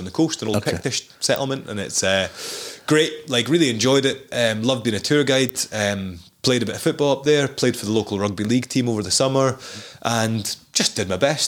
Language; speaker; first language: English; native; English